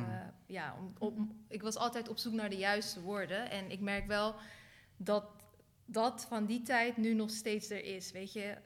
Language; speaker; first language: Dutch; early bilingual, other home language; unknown